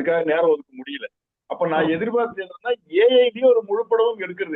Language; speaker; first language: Tamil; native; Tamil